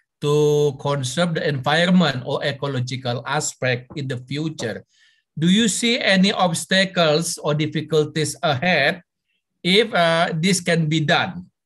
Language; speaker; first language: English; non-native, fluent; Indonesian